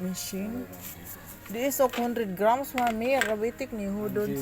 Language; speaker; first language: Dutch; non-native, learner; Filipino